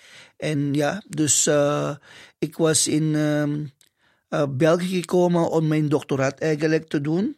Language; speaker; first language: Dutch; non-native, fluent; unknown